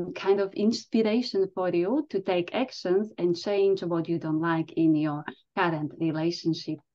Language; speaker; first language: English; non-native, fluent; Slovak